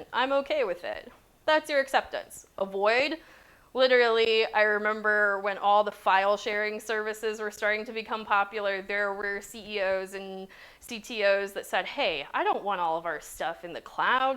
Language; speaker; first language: English; native; English